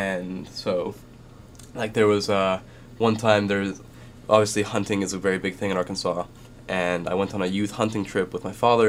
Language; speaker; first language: English; native; English